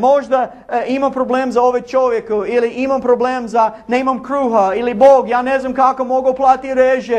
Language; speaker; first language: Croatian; non-native, learner; English